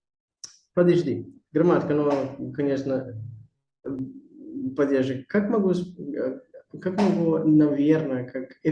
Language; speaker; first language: Russian; non-native, learner; Portuguese